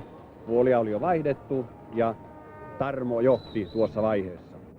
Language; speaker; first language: Finnish; native; Finnish